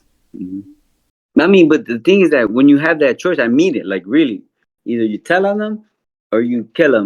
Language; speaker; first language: English; native; English